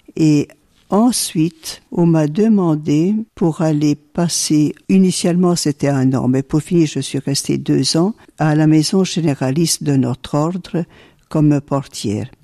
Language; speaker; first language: French; early bilingual, other home language; Italian